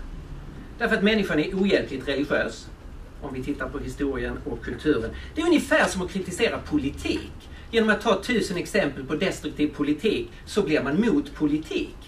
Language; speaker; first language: Swedish; native; Swedish